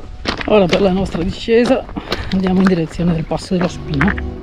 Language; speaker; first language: Italian; native; Italian